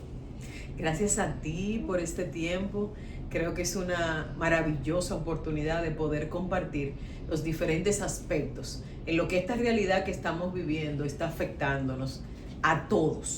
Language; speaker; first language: Spanish; native; Spanish